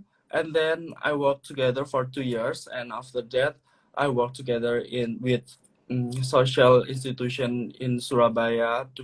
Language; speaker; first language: English; non-native, learner; Indonesian